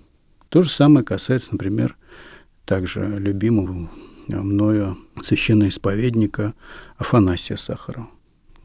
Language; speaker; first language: Russian; native; Russian